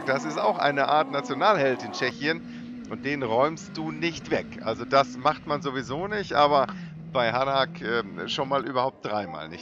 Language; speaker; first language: German; native; German